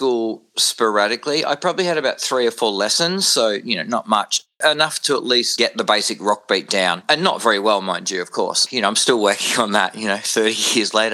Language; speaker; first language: English; native; English